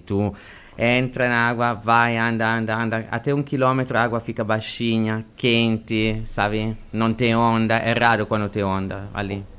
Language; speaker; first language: Portuguese; non-native, fluent; Italian